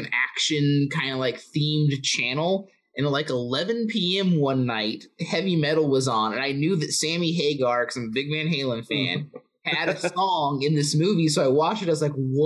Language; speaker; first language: English; native; English